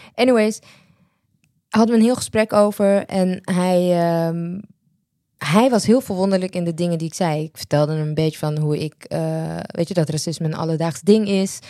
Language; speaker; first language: Dutch; native; Dutch